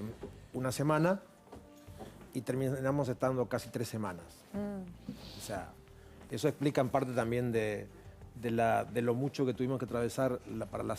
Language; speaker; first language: Spanish; native; Spanish